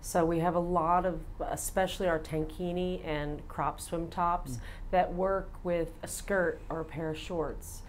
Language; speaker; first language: English; native; English